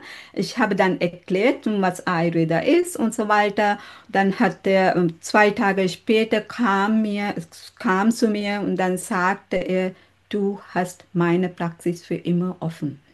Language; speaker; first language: German; non-native, learner; Sinhala